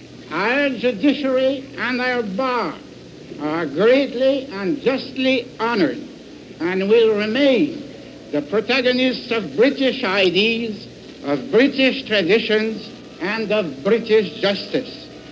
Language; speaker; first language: English; non-native, local second language; French